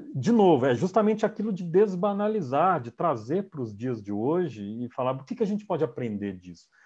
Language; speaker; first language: Portuguese; native; Portuguese